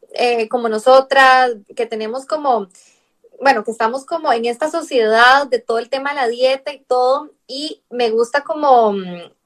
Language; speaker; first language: Spanish; native; Spanish